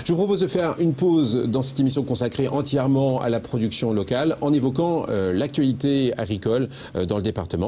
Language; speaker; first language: French; native; French